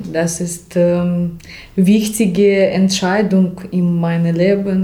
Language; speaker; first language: German; non-native, learner; Russian